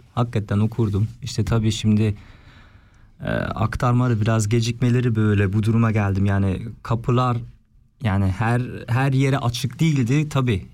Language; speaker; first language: Turkish; early bilingual, heritage; Turkish